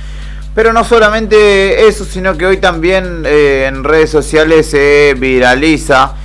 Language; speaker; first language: Spanish; native; Spanish